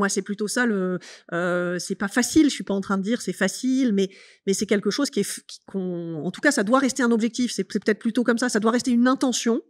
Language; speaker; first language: French; native; French